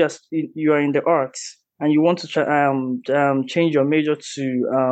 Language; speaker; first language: English; non-native, local second language; Igbo